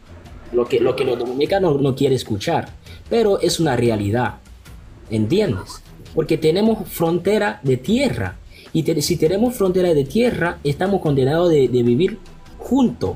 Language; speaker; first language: Spanish; non-native, local second language; Haitian Creole